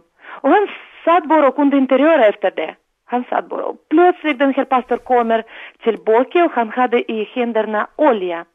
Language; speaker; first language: Swedish; non-native, learner; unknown